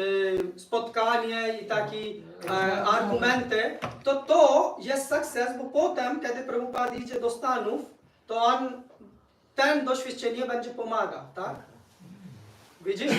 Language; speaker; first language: Polish; non-native, learner; Hindi